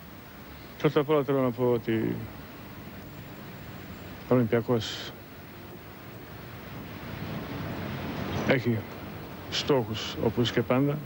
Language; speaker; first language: Greek; non-native, fluent; Serbian